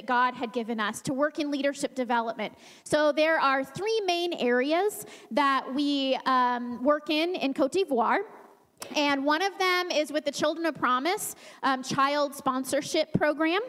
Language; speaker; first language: English; native; English